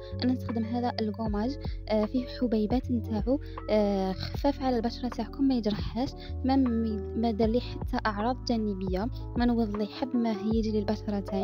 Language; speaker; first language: Arabic; native; Arabic